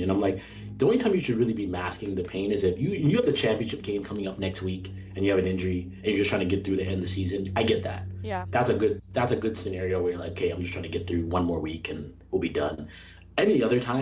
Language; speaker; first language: English; native; English